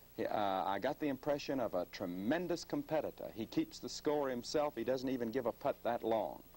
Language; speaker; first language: English; native; English